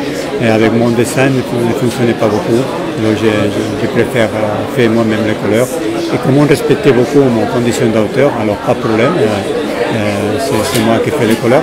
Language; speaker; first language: French; non-native, fluent; Spanish